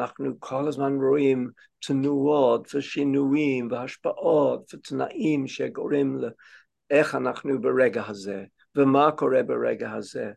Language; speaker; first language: Hebrew; non-native, fluent; English